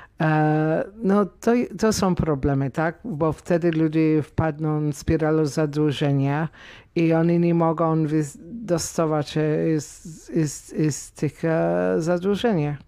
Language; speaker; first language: Polish; non-native, fluent; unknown